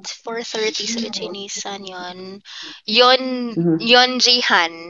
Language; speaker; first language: Japanese; non-native, learner; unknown